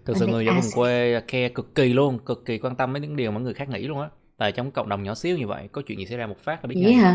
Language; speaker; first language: Vietnamese; native; Vietnamese